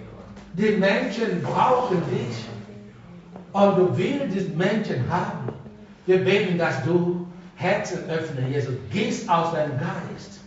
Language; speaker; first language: German; non-native, fluent; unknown